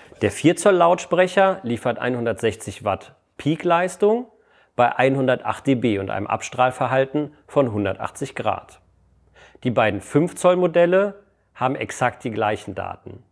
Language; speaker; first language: German; native; German